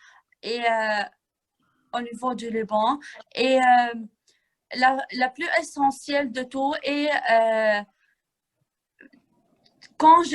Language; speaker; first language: French; non-native, fluent; Arabic